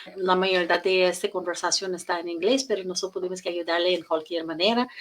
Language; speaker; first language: Spanish; non-native, learner; English